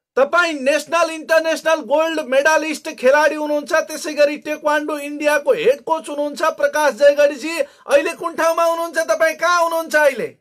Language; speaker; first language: Nepali; native; Nepali